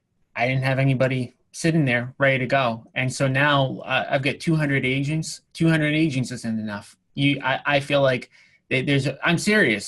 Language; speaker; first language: English; native; English